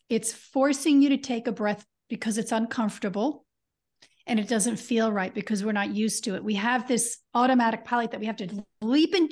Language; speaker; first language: English; native; English